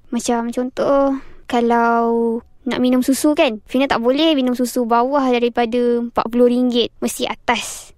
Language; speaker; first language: Malay; native; Malay